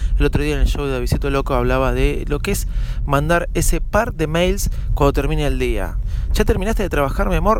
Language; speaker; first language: Spanish; native; Spanish